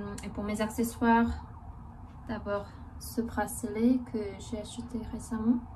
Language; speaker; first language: French; non-native, fluent; Korean